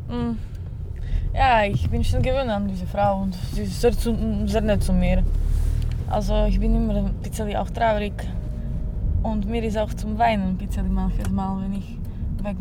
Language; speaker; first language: German; non-native, learner; Slovak